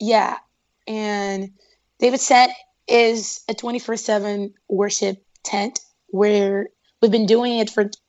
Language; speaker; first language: English; non-native, fluent; Portuguese